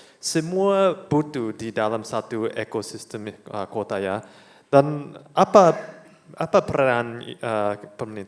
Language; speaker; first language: Indonesian; non-native, fluent; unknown